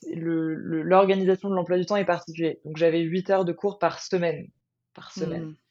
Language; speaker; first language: French; native; French